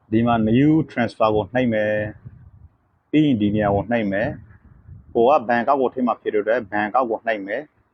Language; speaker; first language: Burmese; non-native, local second language; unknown